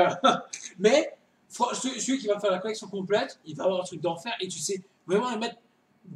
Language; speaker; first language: French; native; French